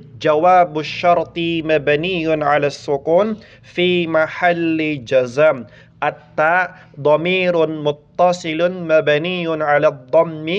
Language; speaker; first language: Arabic; non-native, fluent; Filipino